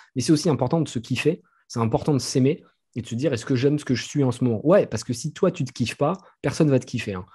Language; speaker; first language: French; native; French